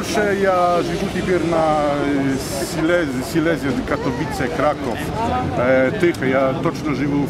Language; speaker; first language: Russian; non-native, learner; Polish